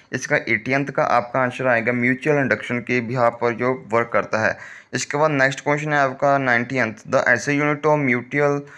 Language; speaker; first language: Hindi; non-native, local second language; Punjabi